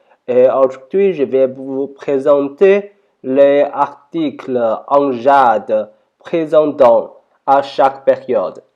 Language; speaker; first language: French; non-native, learner; Chinese